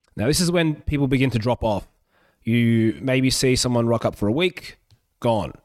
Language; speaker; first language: English; early bilingual, other home language; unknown